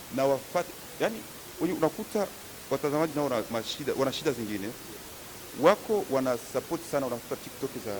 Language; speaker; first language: Swahili; native; Swahili